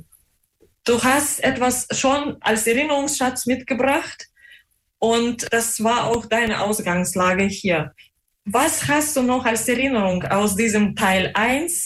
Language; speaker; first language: German; non-native, fluent; Russian